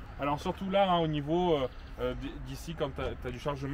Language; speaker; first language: French; native; French